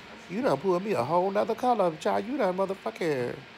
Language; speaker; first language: English; native; English